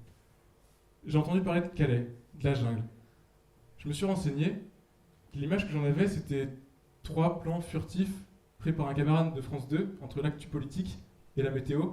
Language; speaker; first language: French; native; French